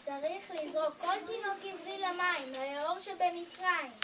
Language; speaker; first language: Hebrew; non-native, learner; English